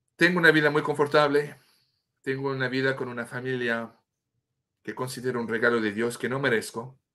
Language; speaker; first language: Spanish; non-native, fluent; French